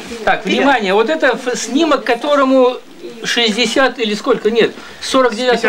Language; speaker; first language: Russian; native; Russian